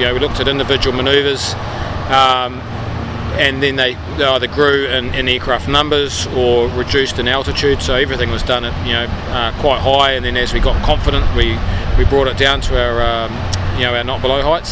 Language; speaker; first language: English; native; English